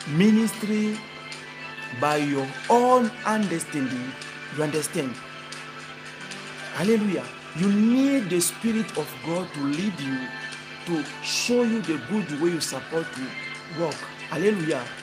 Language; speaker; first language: English; non-native, fluent; Lingala